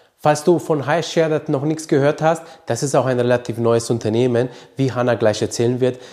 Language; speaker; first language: German; early bilingual, other home language; Romanian